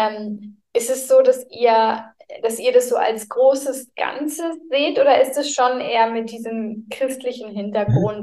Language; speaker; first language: German; native; German